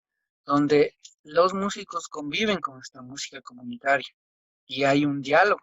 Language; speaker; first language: Spanish; non-native, local second language; Quechua